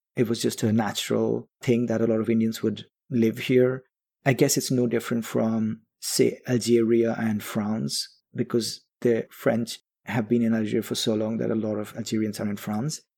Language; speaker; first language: English; non-native, local second language; Bangla